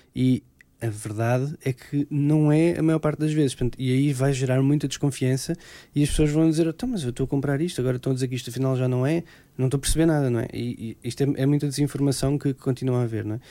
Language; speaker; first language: Portuguese; native; Portuguese